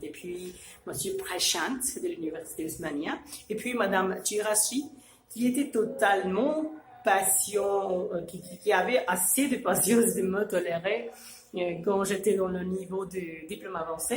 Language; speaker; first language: French; non-native, fluent; Urdu